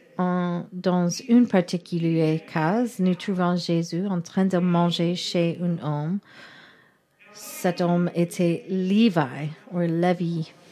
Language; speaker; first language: French; non-native, learner; English